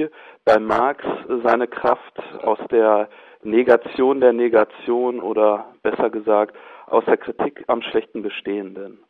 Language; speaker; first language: German; native; German